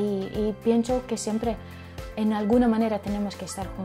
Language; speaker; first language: Spanish; non-native, fluent; Latvian